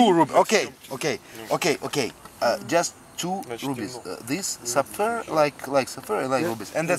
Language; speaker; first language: English; non-native, learner; Russian